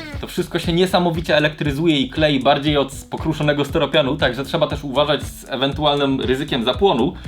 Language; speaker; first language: Polish; native; Polish